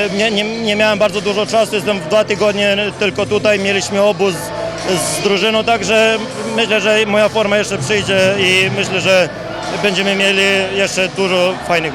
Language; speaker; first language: Polish; non-native, fluent; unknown